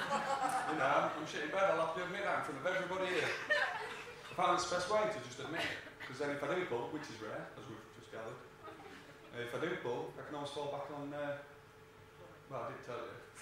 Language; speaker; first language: English; native; English